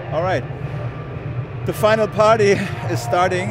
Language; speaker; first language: English; non-native, fluent; German